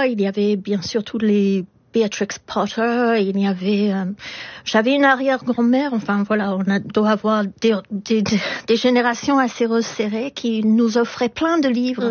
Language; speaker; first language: French; non-native, fluent; English